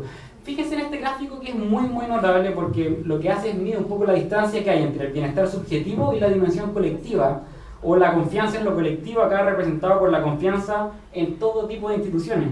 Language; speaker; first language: Spanish; native; Spanish